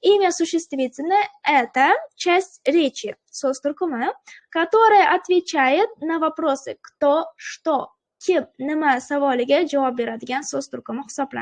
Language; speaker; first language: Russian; non-native, local second language; Uzbek